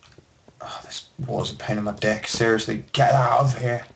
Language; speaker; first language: English; native; English